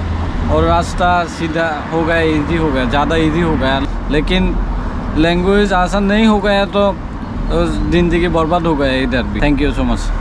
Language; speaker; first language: Hindi; non-native, learner; Bangla